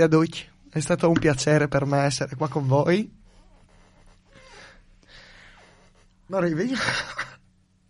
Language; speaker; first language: Italian; non-native, local second language; Friulian